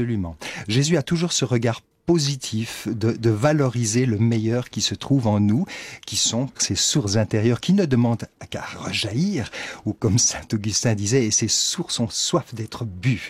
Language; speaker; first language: French; native; French